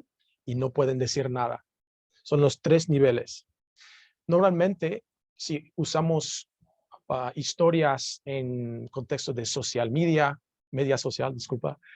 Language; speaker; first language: Spanish; non-native, learner; English